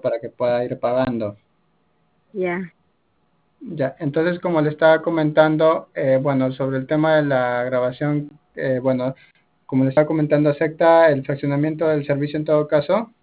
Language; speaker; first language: Spanish; native; Spanish